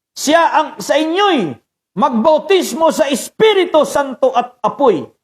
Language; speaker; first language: Filipino; non-native, local second language; Cebuano